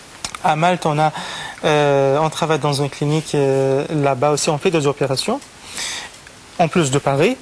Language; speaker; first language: French; non-native, fluent; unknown